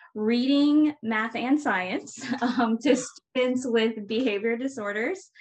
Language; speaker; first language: English; native; English